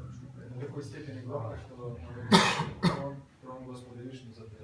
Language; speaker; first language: Russian; native; Russian